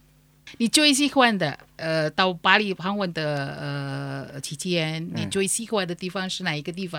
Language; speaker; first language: Chinese; non-native, learner; Indonesian